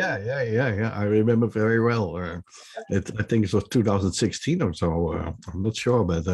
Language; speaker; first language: English; non-native, fluent; Dutch